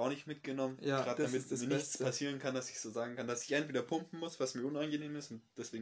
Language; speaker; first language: German; native; German